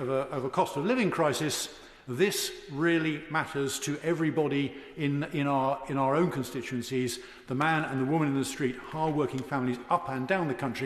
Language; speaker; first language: English; native; English